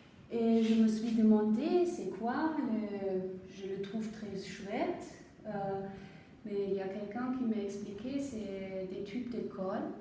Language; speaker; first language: French; non-native, fluent; German